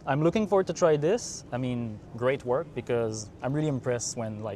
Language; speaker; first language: English; non-native, fluent; French